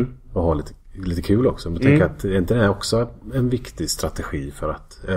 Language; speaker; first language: Swedish; native; Swedish